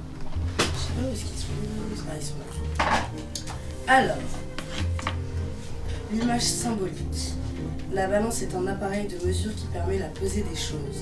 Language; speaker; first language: French; native; French